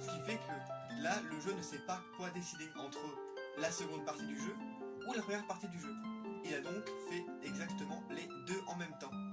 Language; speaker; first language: French; native; French